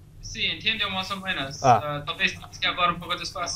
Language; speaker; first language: Spanish; non-native, learner; English